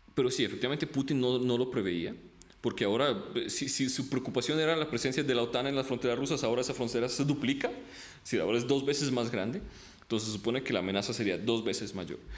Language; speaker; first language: Spanish; early bilingual, other home language; Russian